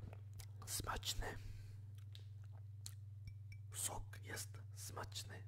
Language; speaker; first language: Polish; non-native, learner; English